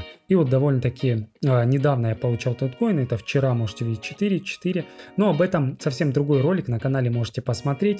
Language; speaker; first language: Russian; native; Russian